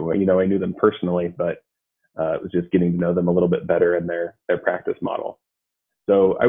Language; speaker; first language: English; native; English